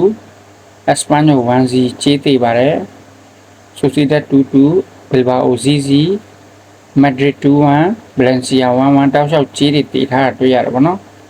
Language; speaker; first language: Burmese; native; Burmese